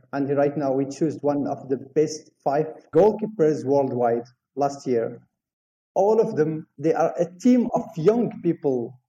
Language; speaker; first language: English; non-native, fluent; Arabic